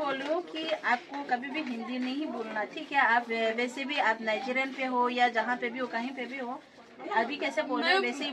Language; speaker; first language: Hindi; non-native, local second language; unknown